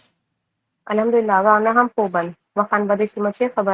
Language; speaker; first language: Persian; non-native, learner; Urdu